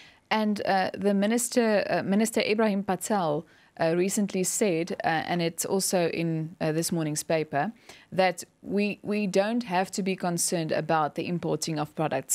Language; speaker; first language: English; non-native, local second language; Afrikaans